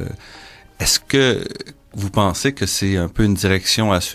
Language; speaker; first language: French; native; French